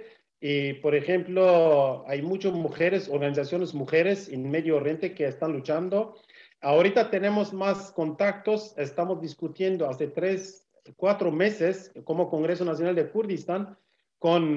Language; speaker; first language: Spanish; non-native, learner; Kurdish